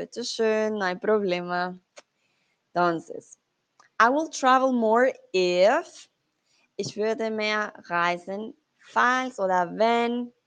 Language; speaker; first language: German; non-native, learner; Spanish